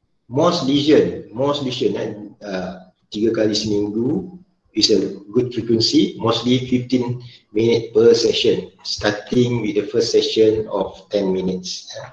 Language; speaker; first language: English; non-native, local second language; Malay